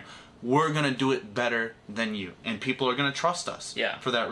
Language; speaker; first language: English; native; English